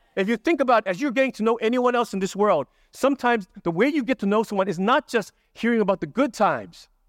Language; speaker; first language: English; native; English